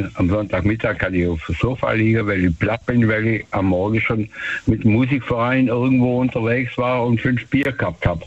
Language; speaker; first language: German; native; German